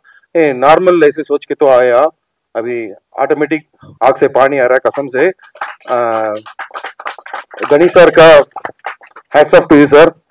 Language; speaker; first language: Hindi; non-native, local second language; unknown